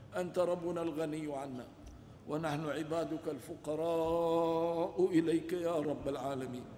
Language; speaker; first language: Arabic; non-native, local second language; Kurdish